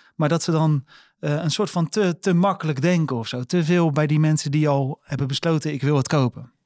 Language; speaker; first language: Dutch; native; Dutch